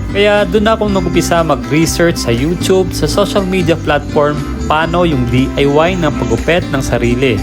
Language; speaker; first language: Filipino; non-native, local second language; Hiligaynon